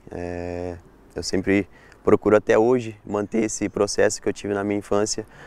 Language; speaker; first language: Portuguese; native; Portuguese